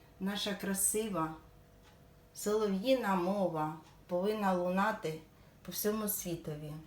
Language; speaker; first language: Ukrainian; non-native, local second language; Russian